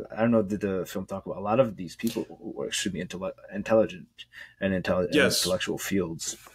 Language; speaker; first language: English; native; English